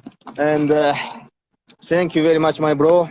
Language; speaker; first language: English; non-native, learner; Tajik